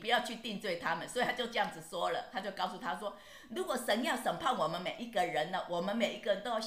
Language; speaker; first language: Chinese; native; Chinese